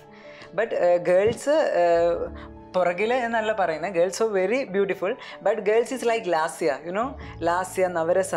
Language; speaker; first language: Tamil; non-native, learner; Malayalam